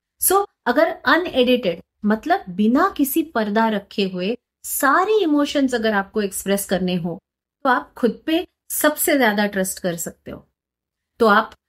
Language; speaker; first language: Hindi; non-native, local second language; Marathi